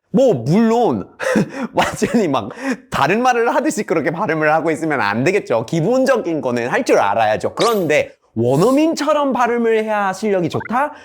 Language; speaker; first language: Korean; non-native, fluent; English